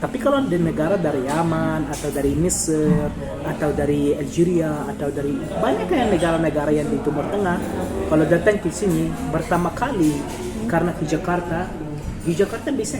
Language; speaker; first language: Indonesian; non-native, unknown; Arabic